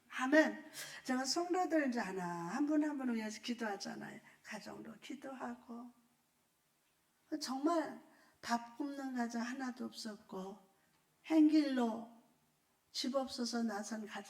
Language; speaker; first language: Korean; native; Korean